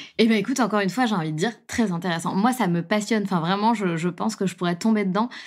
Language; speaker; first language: French; native; French